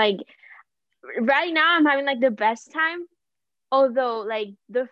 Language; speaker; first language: English; non-native, fluent; Spanish